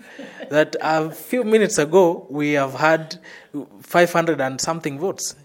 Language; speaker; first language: English; non-native, local second language; Luyia